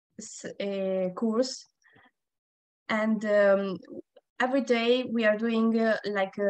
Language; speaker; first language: English; non-native, learner; Italian